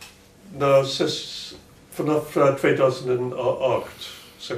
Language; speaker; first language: Dutch; non-native, fluent; English